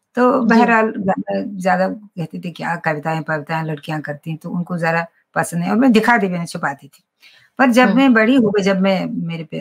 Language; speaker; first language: Hindi; non-native, local second language; Kashmiri